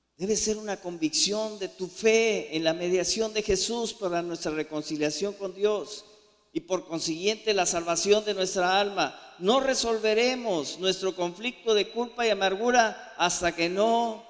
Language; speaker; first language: Spanish; native; Spanish